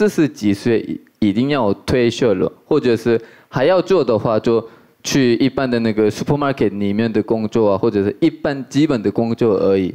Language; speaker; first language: Chinese; non-native, fluent; Korean